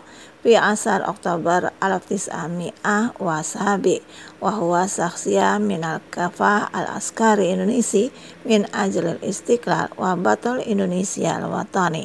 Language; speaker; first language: Arabic; non-native, fluent; Indonesian